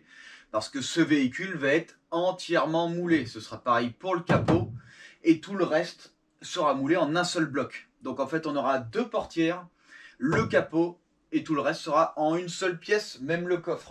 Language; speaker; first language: French; native; French